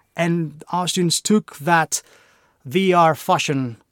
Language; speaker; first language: English; non-native, fluent; Greek